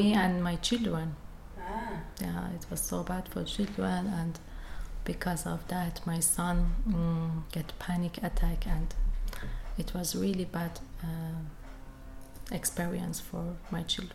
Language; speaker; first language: English; non-native, learner; Persian